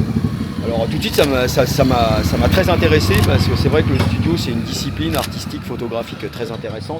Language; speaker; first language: French; native; French